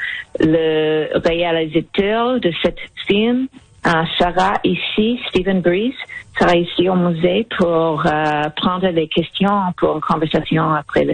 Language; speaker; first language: French; non-native, local second language; English